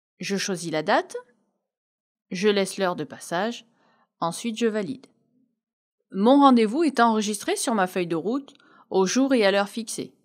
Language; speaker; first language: French; native; French